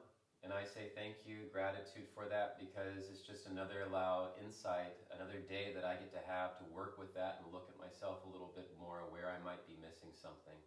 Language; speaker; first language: English; native; English